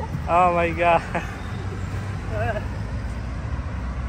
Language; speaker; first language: English; non-native, learner; Arabic